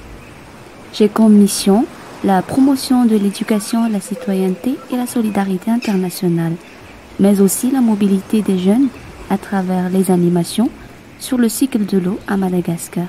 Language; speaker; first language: French; non-native, local second language; Malagasy